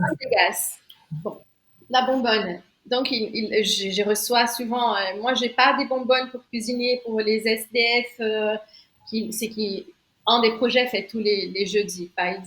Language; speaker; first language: French; non-native, fluent; Portuguese